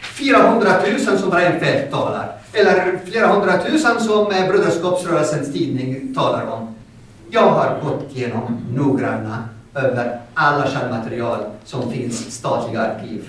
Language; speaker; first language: Swedish; non-native, fluent; Arabic